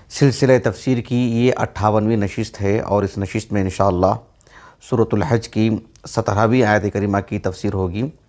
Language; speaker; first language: Urdu; native; Urdu